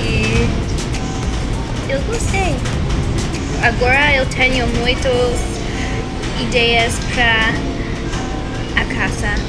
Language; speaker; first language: Portuguese; non-native, learner; English